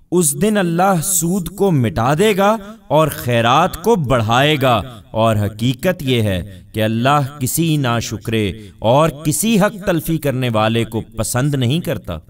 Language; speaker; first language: Urdu; non-native, local second language; Punjabi